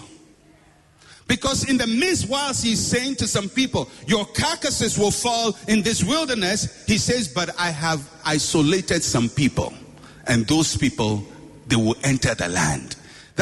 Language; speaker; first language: English; non-native, local second language; Akan